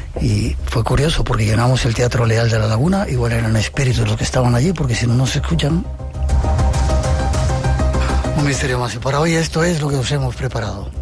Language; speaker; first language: Spanish; native; Spanish